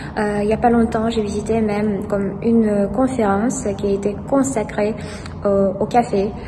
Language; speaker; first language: French; non-native, fluent; Russian